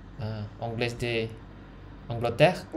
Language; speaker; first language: French; non-native, learner; Indonesian